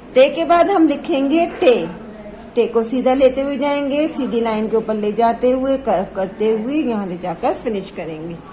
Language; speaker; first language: Hindi; native; Hindi